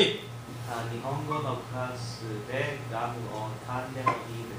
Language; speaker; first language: Japanese; non-native, learner; English